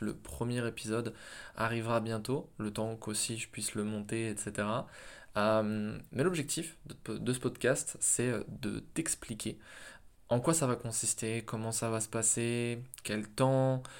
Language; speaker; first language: French; native; French